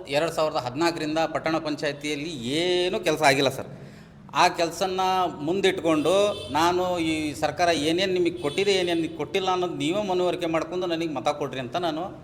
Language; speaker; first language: Kannada; native; Kannada